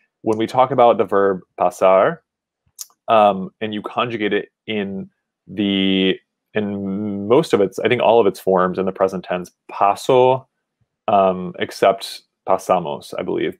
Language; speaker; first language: English; native; English